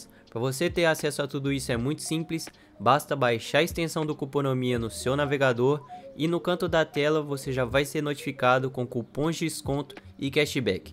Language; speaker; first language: Portuguese; native; Portuguese